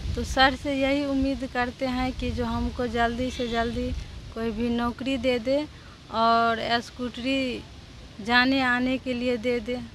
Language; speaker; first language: Hindi; native; Hindi